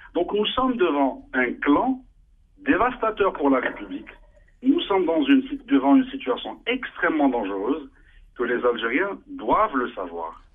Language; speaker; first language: French; non-native, local second language; Arabic